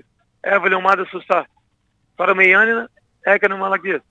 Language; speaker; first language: Greek; non-native, learner; Portuguese